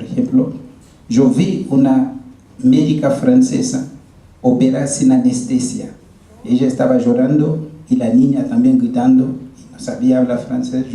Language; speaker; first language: Spanish; non-native, fluent; Haitian Creole